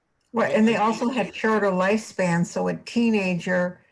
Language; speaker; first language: English; native; English